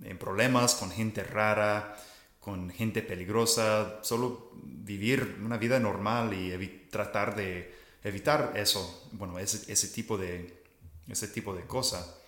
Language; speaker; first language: Spanish; non-native, fluent; English